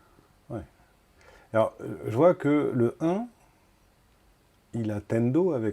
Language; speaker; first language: French; native; French